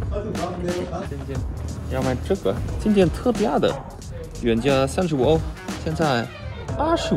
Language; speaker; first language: Chinese; non-native, fluent; German